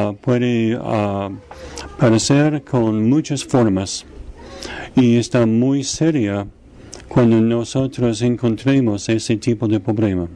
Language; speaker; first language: Spanish; non-native, fluent; English